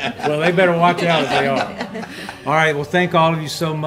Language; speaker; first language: English; native; English